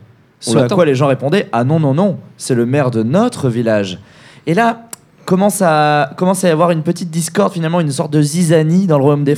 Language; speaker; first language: French; native; French